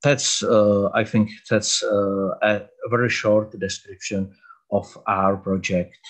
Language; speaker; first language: English; non-native, learner; Czech